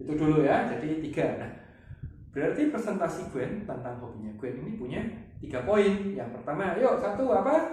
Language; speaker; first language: Indonesian; native; Indonesian